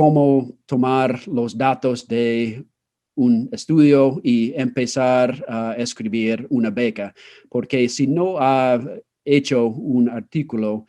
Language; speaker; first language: Spanish; non-native, fluent; English